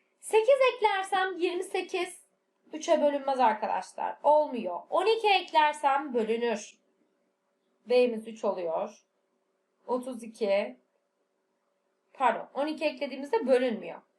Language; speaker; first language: Turkish; native; Turkish